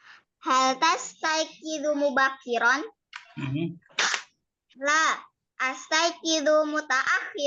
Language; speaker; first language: Arabic; non-native, learner; Indonesian